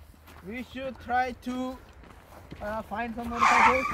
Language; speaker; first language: English; non-native, local second language; Hindi